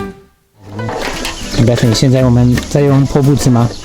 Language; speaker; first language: Chinese; non-native, fluent; English